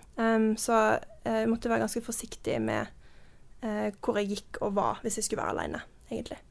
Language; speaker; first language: Norwegian; early bilingual, heritage; Norwegian